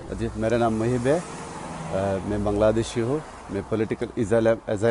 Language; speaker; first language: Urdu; non-native, learner; Bangla